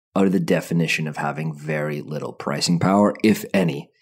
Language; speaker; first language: English; native; English